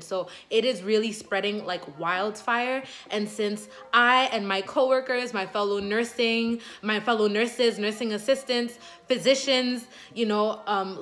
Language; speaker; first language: English; native; English